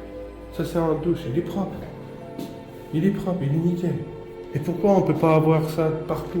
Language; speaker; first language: French; non-native, fluent; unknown